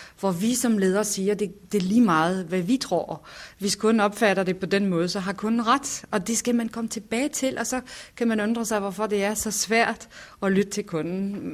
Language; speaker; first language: Danish; native; Danish